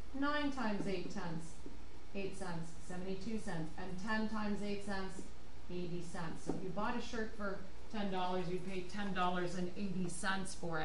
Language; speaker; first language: English; native; English